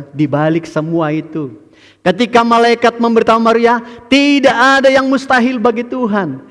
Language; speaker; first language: Indonesian; native; Indonesian